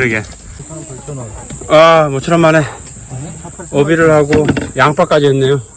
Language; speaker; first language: Korean; native; Korean